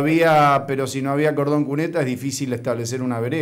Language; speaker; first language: Spanish; native; Spanish